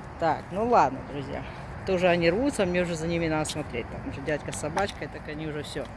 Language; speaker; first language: Russian; native; Russian